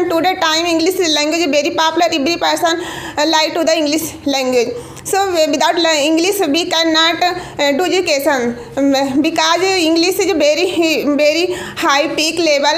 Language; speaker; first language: English; non-native, learner; Hindi